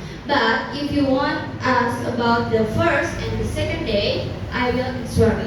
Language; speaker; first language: English; non-native, learner; Indonesian